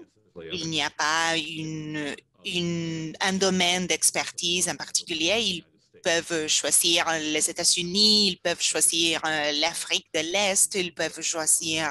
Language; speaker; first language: French; non-native, fluent; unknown